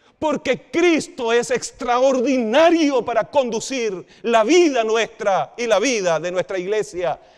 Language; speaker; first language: Spanish; native; Spanish